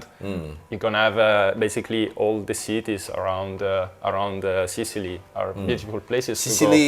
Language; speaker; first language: English; non-native, fluent; Italian